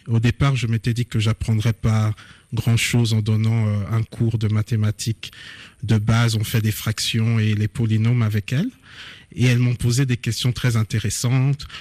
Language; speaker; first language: French; non-native, local second language; Lingala